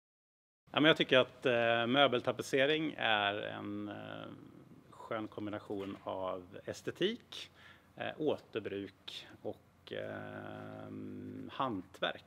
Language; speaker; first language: Swedish; native; Swedish